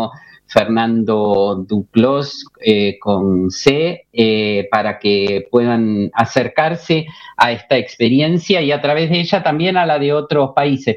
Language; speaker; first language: Spanish; native; Spanish